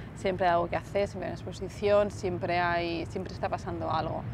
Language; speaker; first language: Spanish; native; Spanish